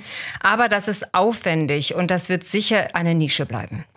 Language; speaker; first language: German; native; German